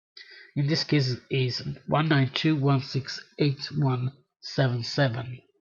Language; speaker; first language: English; non-native, fluent; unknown